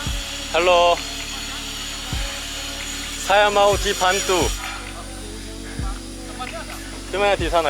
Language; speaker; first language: Indonesian; non-native, learner; Korean